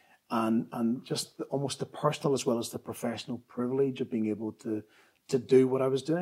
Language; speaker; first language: English; native; English